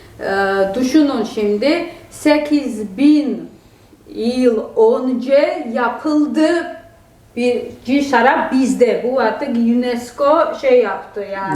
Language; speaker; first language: Turkish; non-native, fluent; Georgian